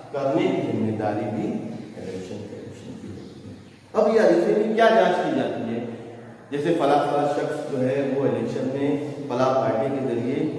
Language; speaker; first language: Urdu; native; Urdu